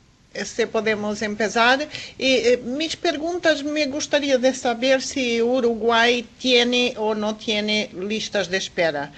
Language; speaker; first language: Spanish; non-native, fluent; Portuguese